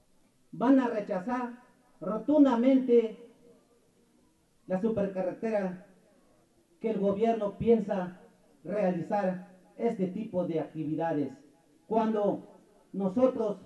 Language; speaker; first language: Spanish; non-native, local second language; Tzeltal